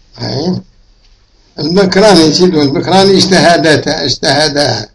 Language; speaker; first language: Arabic; native; Arabic